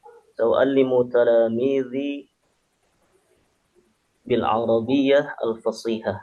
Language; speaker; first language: Arabic; non-native, learner; Indonesian